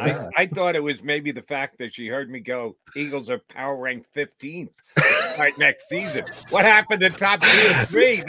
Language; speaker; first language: English; native; English